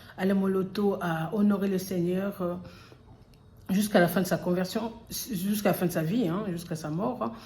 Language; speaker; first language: French; early bilingual, other home language; Lingala